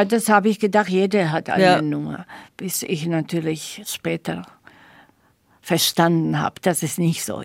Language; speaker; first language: German; non-native, fluent; Slovak